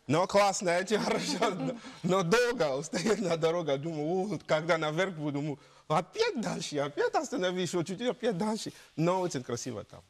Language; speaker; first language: Russian; non-native, learner; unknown